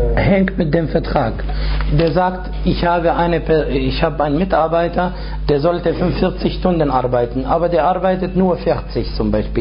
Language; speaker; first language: German; non-native, fluent; Arabic